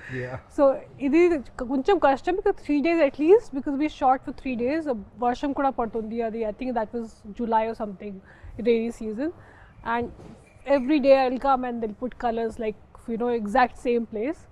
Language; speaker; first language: Telugu; non-native, fluent; Hindi